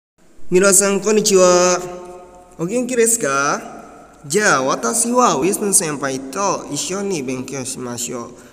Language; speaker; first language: Japanese; non-native, fluent; Indonesian